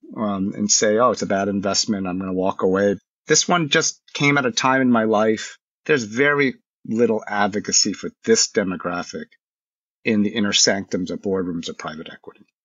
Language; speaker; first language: English; early bilingual, other home language; Korean